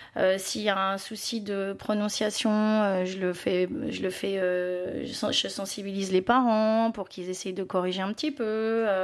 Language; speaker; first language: French; native; French